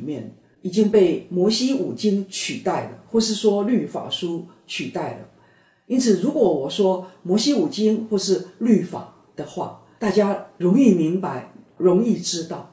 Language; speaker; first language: Chinese; native; Chinese